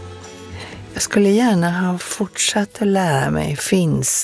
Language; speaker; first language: Swedish; native; Swedish